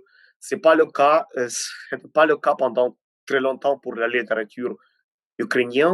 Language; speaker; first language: French; non-native, fluent; Ukrainian